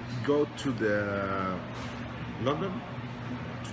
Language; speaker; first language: English; non-native, learner; Spanish